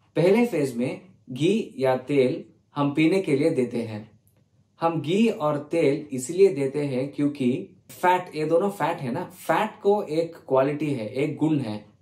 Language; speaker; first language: Hindi; non-native, learner; Tamil